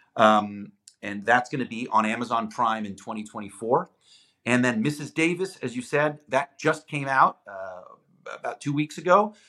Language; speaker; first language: English; non-native, fluent; Greek